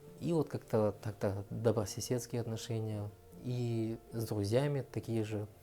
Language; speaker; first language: Russian; early bilingual, other home language; Tajik